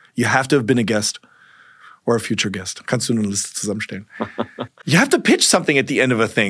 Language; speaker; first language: English; early bilingual, other home language; German